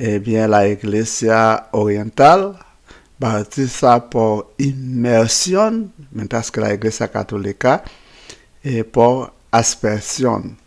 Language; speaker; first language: Spanish; non-native, fluent; Haitian Creole